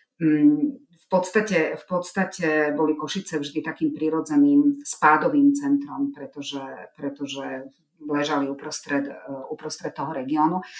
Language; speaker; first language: Slovak; non-native, local second language; Hungarian